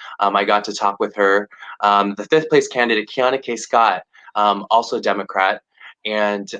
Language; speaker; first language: English; native; English